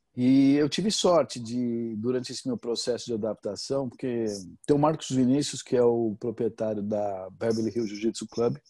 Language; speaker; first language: Portuguese; native; Portuguese